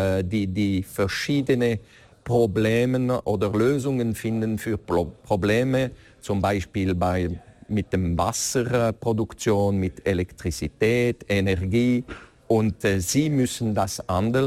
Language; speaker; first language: German; non-native, local second language; French